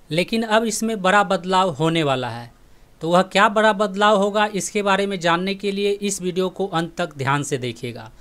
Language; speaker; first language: Hindi; native; Hindi